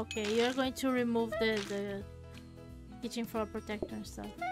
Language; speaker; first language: English; non-native, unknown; Portuguese